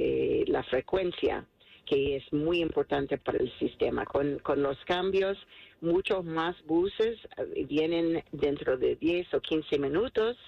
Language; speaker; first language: Spanish; non-native, fluent; English